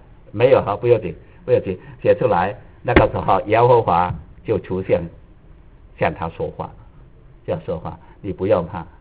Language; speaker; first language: Chinese; native; Chinese